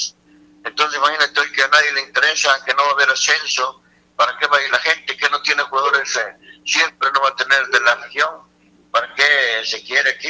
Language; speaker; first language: Spanish; native; Spanish